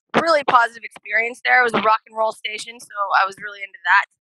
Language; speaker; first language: English; native; English